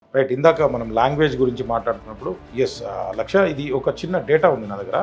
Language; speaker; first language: Telugu; native; Telugu